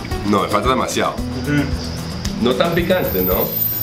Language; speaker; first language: Spanish; early bilingual, heritage; Spanish